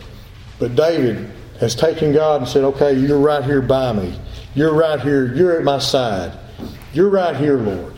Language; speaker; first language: English; native; English